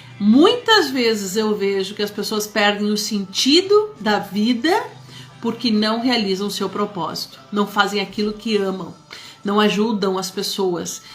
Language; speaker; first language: Portuguese; early bilingual, other home language; Spanish